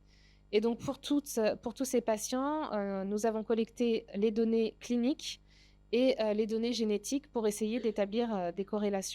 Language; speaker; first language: French; native; French